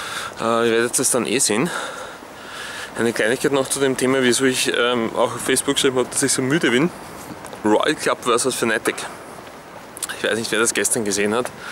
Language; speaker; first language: German; native; German